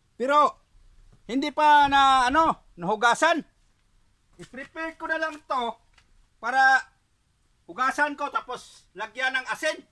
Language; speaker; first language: Filipino; non-native, local second language; Cebuano